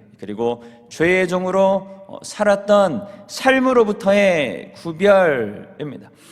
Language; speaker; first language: Korean; native; Korean